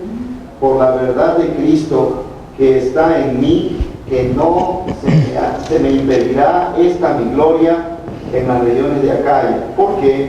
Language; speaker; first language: Spanish; native; Spanish